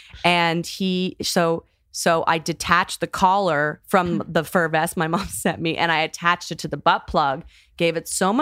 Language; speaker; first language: English; native; English